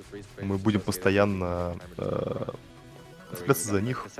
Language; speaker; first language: Russian; native; Russian